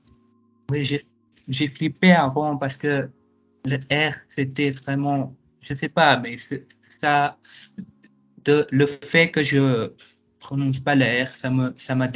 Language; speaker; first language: French; non-native, fluent; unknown